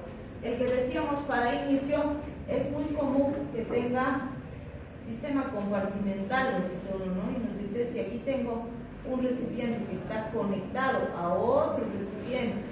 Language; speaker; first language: Spanish; native; Spanish